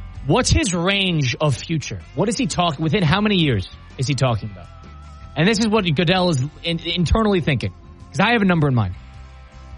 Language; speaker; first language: English; native; English